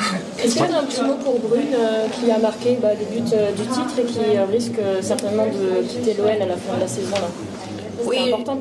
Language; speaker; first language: French; native; French